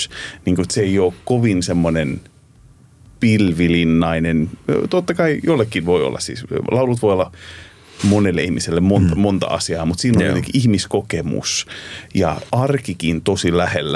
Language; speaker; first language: Finnish; native; Finnish